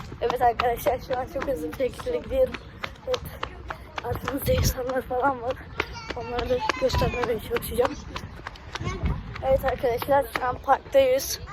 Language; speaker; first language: Turkish; native; Turkish